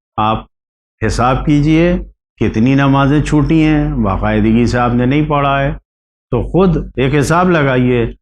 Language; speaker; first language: Urdu; native; Urdu